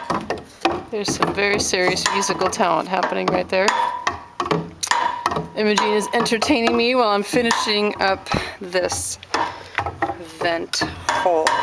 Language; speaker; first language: English; native; English